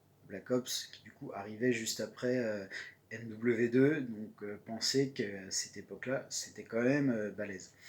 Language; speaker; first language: French; native; French